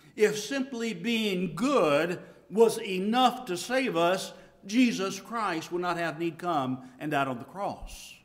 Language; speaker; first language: English; native; English